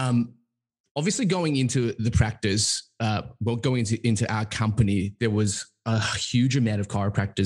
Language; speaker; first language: English; native; English